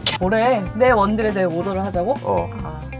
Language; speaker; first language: Korean; native; Korean